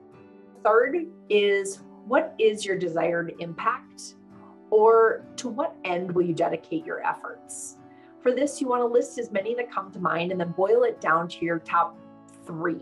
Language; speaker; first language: English; native; English